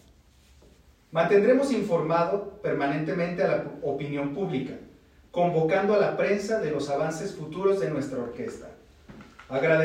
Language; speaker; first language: Spanish; native; Spanish